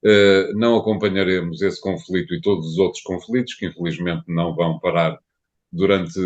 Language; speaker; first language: Portuguese; native; Portuguese